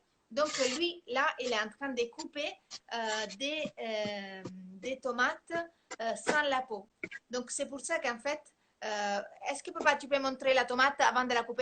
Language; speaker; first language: French; non-native, fluent; Italian